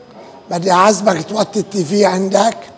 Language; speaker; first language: Arabic; native; Arabic